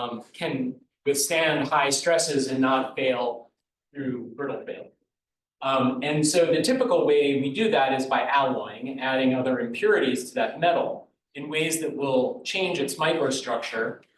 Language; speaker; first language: English; native; English